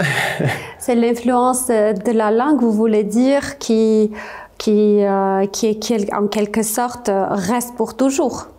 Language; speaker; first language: French; non-native, fluent; Armenian